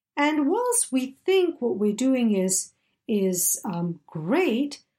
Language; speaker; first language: English; native; English